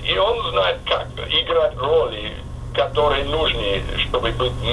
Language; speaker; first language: Russian; non-native, fluent; English